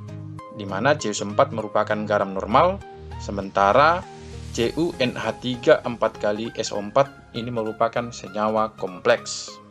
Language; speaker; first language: Indonesian; native; Indonesian